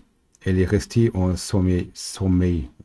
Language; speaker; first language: French; non-native, learner; German